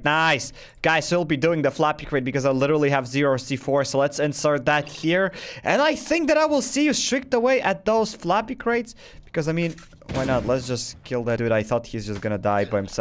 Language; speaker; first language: English; non-native, fluent; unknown